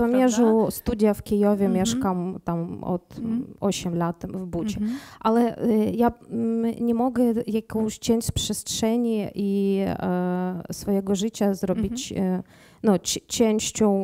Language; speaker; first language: Polish; non-native, learner; Ukrainian